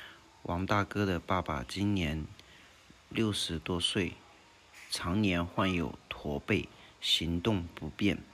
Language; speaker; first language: Chinese; native; Chinese